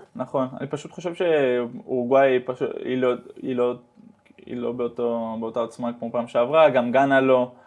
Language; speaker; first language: Hebrew; early bilingual, heritage; Hebrew